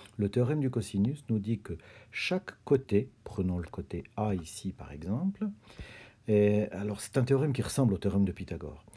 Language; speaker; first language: French; native; French